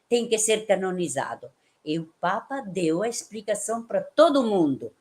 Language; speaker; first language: Portuguese; non-native, fluent; Italian